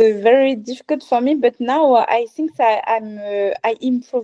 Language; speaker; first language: English; non-native, learner; French